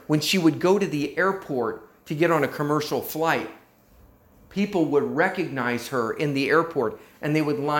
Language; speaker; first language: English; native; English